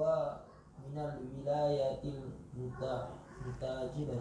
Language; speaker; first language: Arabic; non-native, learner; Indonesian